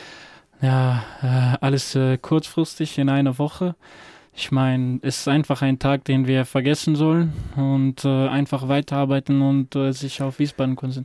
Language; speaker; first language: German; non-native, fluent; Croatian